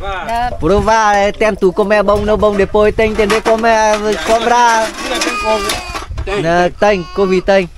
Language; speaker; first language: Portuguese; non-native, learner; Vietnamese